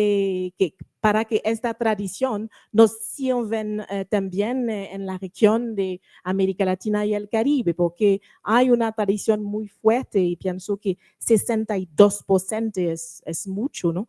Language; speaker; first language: Spanish; non-native, learner; French